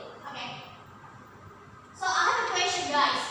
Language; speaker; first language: English; non-native, learner; Indonesian